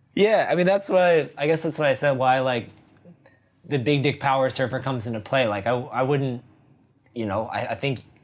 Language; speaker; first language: English; native; English